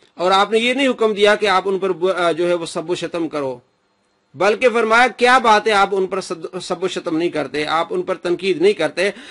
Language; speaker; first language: Urdu; non-native, local second language; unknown